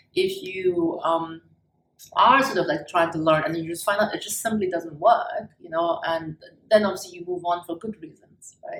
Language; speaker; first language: English; non-native, fluent; German